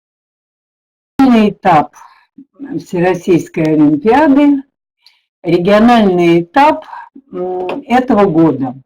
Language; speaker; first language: Russian; native; Russian